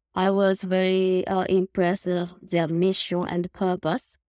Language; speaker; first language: English; non-native, learner; Japanese